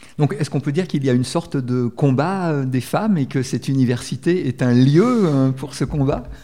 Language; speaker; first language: French; native; French